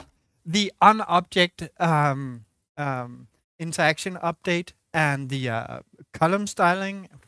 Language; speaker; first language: English; non-native, fluent; Danish